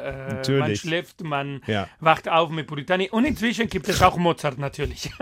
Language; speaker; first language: German; non-native, fluent; Spanish